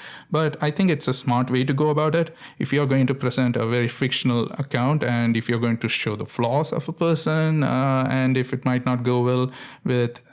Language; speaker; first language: English; non-native, local second language; Tamil